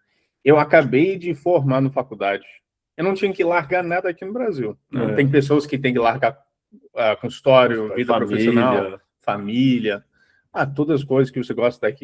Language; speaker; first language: Portuguese; early bilingual, heritage; English